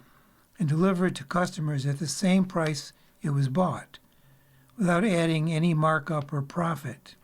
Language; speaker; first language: English; native; English